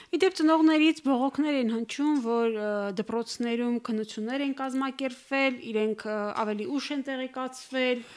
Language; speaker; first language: Armenian; native; Armenian